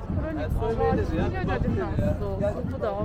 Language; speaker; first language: Korean; non-native, learner; Turkish